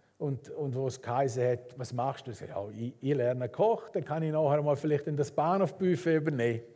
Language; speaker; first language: German; native; German